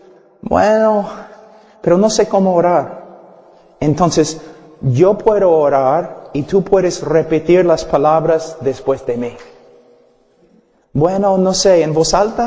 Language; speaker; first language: Spanish; non-native, fluent; English